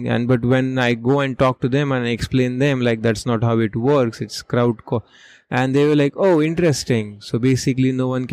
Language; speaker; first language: English; non-native, local second language; Marathi